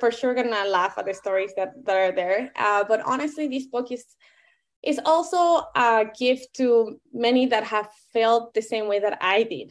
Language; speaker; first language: English; non-native, fluent; Spanish